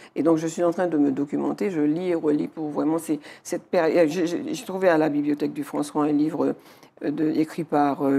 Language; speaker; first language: French; native; French